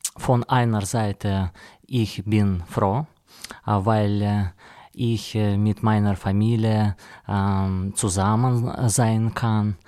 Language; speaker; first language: German; non-native, learner; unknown